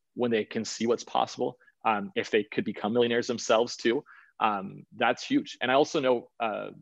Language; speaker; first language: English; early bilingual, other home language; Danish